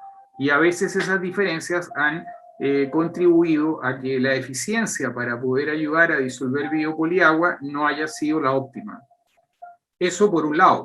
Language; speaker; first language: Spanish; native; Spanish